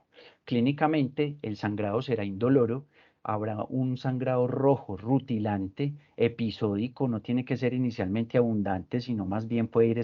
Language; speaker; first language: Spanish; native; Spanish